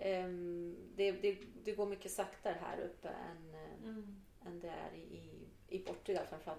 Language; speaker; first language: Swedish; non-native, fluent; Portuguese